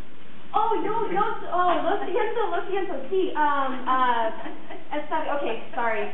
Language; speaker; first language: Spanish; non-native, learner; English